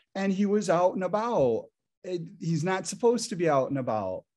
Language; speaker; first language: English; native; English